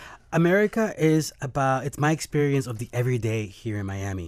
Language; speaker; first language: English; early bilingual, other home language; Spanish